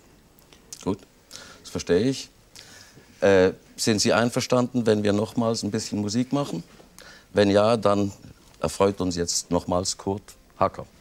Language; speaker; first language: German; native; German